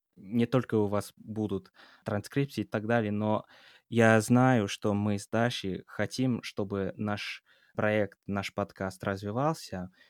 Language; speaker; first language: Russian; non-native, fluent; English